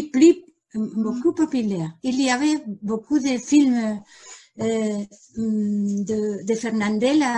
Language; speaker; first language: French; non-native, learner; Spanish